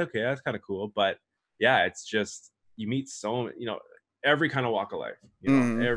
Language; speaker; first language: English; native; English